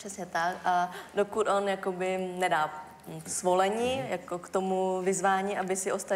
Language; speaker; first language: Czech; early bilingual, other home language; Vietnamese